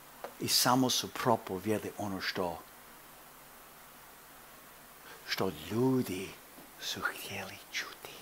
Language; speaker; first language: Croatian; early bilingual, heritage; Croatian